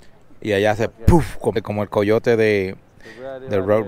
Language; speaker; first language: Spanish; native; Spanish